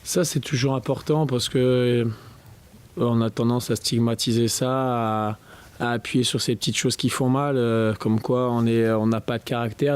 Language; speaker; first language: French; native; French